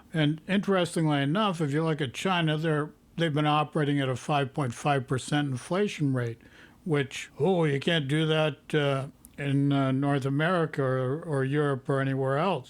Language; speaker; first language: English; native; English